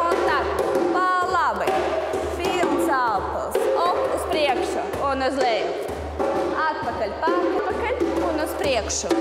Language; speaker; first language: Latvian; non-native, local second language; Russian